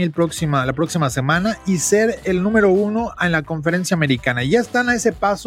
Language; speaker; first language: Spanish; native; Spanish